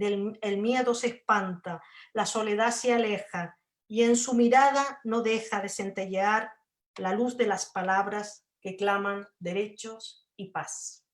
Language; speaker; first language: Spanish; native; Spanish